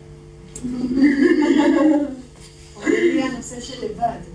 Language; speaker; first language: Hebrew; non-native, learner; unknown